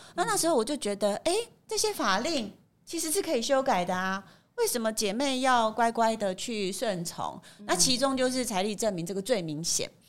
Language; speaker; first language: Chinese; native; Chinese